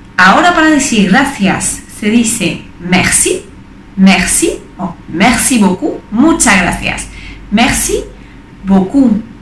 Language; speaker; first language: Spanish; non-native, fluent; French